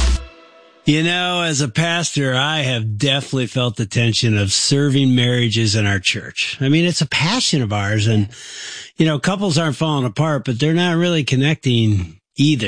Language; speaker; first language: English; native; English